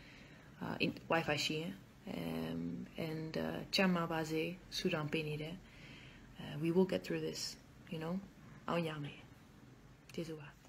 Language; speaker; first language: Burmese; non-native, fluent; Dutch